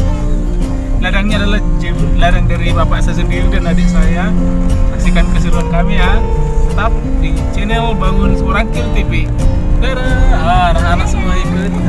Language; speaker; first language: Indonesian; non-native, local second language; Batak Toba